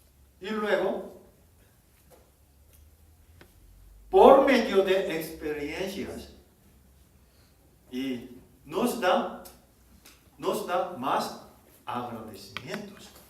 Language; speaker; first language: Spanish; non-native, learner; Korean